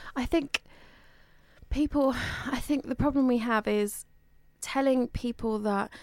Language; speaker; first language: English; native; English